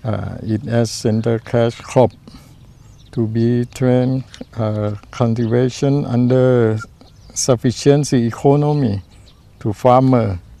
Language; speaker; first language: English; non-native, learner; Thai